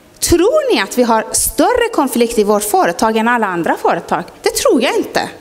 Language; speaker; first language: Swedish; non-native, fluent; Persian